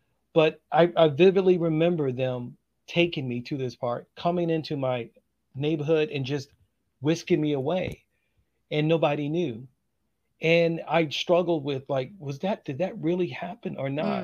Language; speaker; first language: English; native; English